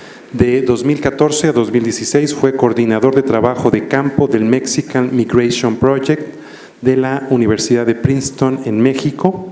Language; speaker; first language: Spanish; native; Spanish